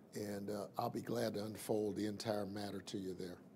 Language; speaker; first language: English; native; English